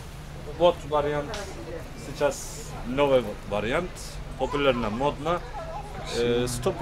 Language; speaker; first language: Russian; non-native, learner; Turkish